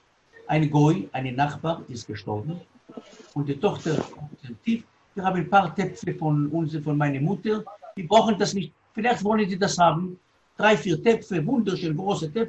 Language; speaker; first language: German; non-native, learner; Hebrew